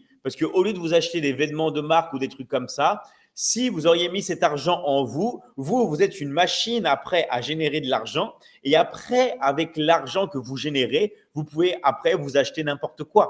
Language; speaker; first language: French; native; French